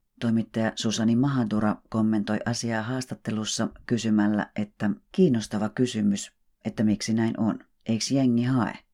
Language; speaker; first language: Finnish; native; Finnish